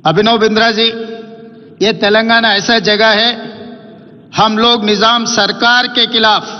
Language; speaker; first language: Hindi; non-native, local second language; Telugu